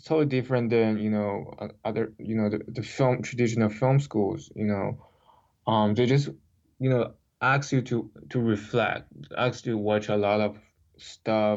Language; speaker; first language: English; non-native, fluent; Chinese